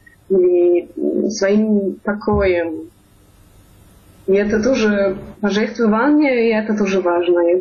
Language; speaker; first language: Russian; non-native, fluent; German